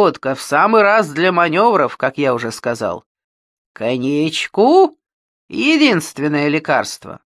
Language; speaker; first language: Russian; native; Russian